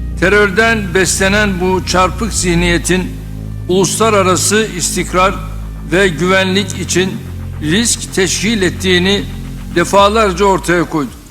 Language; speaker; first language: Turkish; native; Turkish